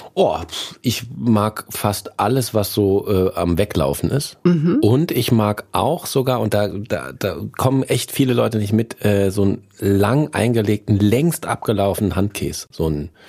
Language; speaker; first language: German; native; German